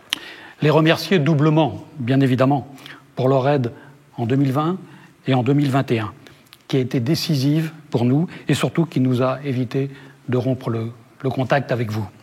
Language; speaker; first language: French; native; French